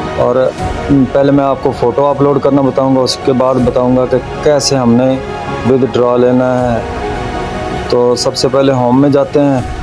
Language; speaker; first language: Urdu; native; Urdu